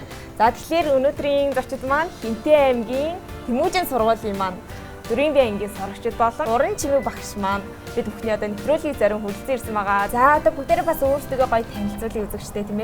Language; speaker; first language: Mongolian; native; Mongolian